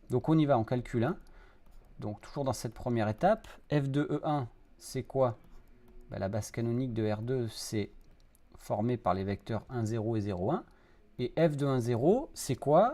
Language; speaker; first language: French; native; French